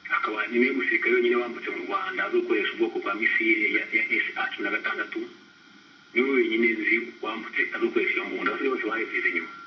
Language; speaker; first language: Kinyarwanda; early bilingual, heritage; Kinyarwanda